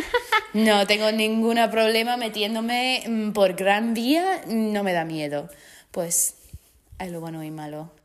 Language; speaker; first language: Spanish; non-native, fluent; English